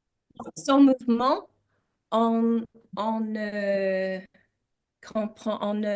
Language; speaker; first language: French; non-native, learner; English